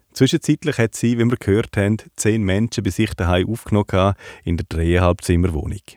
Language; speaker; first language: German; native; German